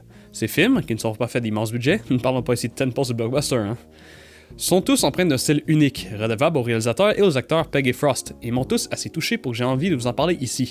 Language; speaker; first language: French; native; French